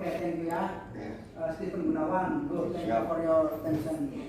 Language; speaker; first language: English; non-native, learner; Indonesian